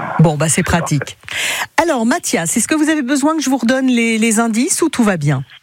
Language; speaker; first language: French; native; French